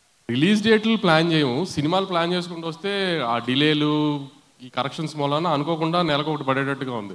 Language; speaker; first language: Telugu; native; Telugu